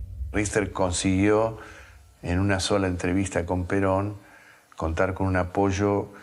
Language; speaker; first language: Spanish; native; Spanish